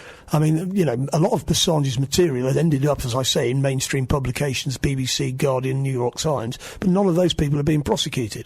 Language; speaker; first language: English; native; English